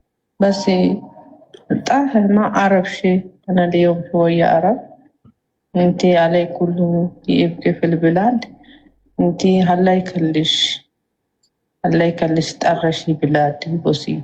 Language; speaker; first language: Arabic; non-native, learner; Amharic